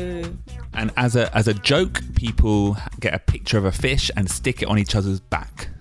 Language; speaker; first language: English; native; English